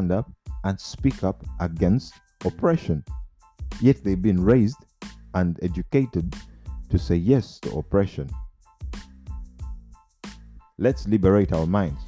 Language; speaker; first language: English; non-native, local second language; Ganda